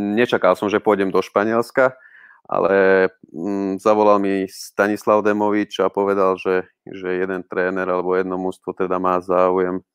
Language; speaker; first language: Slovak; non-native, local second language; Hungarian